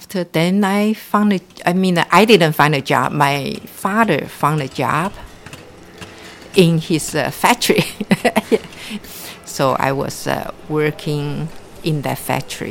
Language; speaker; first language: English; non-native, local second language; Cantonese